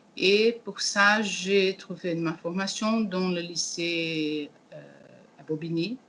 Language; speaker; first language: French; non-native, learner; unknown